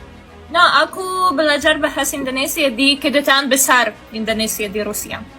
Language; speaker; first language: Indonesian; non-native, fluent; Russian